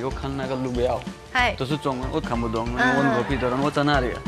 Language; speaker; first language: Chinese; non-native, learner; Nepali